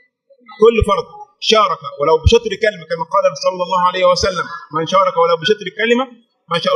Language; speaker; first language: Arabic; native; Arabic